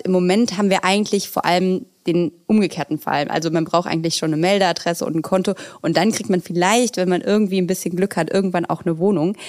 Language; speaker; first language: German; native; German